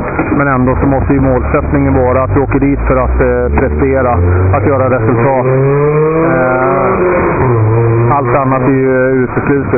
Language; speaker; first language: Swedish; native; Swedish